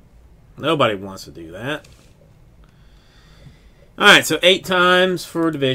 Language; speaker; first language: English; native; English